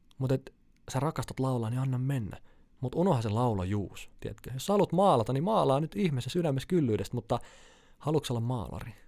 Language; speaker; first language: Finnish; native; Finnish